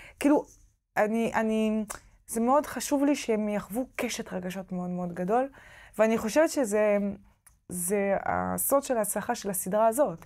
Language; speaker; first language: Hebrew; non-native, fluent; French